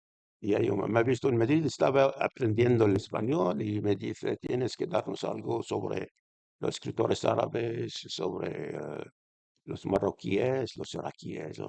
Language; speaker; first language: Spanish; non-native, fluent; Arabic